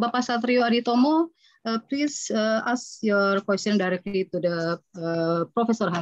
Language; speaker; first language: English; non-native, fluent; Indonesian